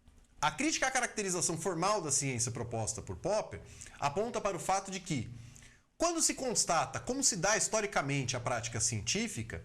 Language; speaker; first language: Portuguese; native; Portuguese